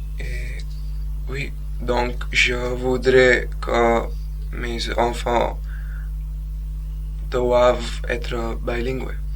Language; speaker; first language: French; non-native, learner; Gujarati